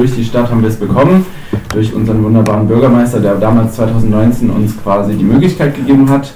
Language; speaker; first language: German; native; German